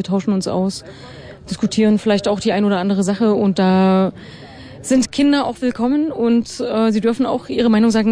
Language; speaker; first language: German; native; German